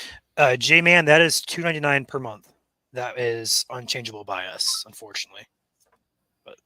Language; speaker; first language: English; native; English